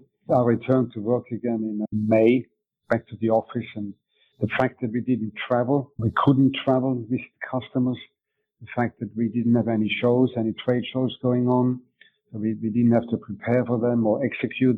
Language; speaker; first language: English; non-native, fluent; German